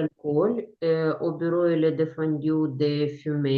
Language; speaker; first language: French; non-native, learner; Ukrainian